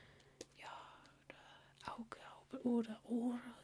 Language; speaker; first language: German; non-native, learner; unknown